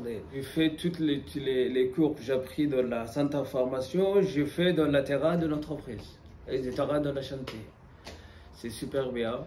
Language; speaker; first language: French; non-native, learner; Arabic